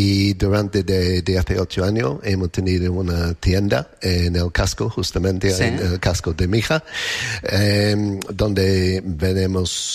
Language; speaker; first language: Spanish; non-native, learner; English